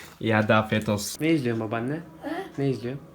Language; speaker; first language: Turkish; native; Turkish